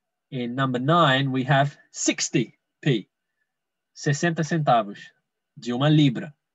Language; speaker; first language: Portuguese; non-native, fluent; English